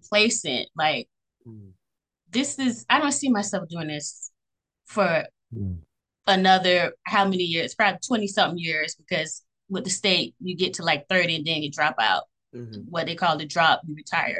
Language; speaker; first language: English; native; English